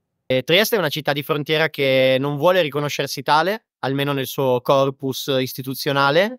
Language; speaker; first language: Italian; native; Italian